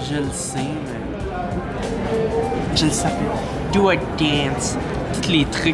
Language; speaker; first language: French; early bilingual, heritage; French